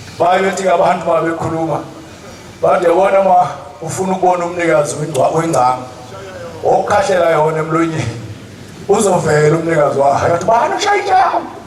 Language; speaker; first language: Zulu; native; Zulu